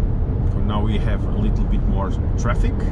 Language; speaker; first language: English; non-native, fluent; Portuguese